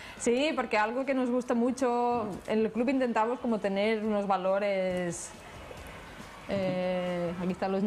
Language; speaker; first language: Spanish; native; Spanish